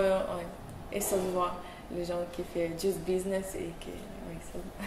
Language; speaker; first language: French; non-native, learner; Russian